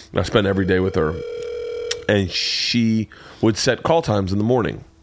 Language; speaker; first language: English; native; English